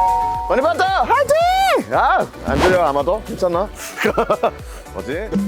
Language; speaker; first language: Korean; non-native, fluent; English